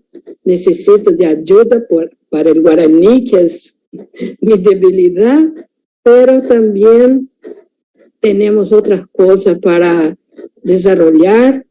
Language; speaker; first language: Spanish; non-native, fluent; Portuguese